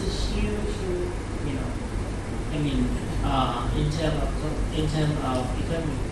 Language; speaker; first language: English; non-native, fluent; Thai